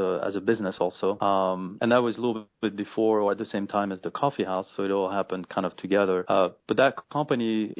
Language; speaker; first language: English; non-native, fluent; French